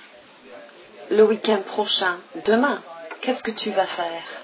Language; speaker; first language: French; non-native, fluent; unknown